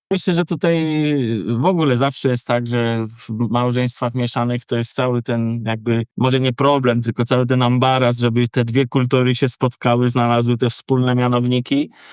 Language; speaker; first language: Polish; native; Polish